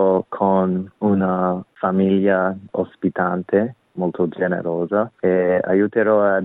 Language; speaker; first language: Italian; non-native, fluent; English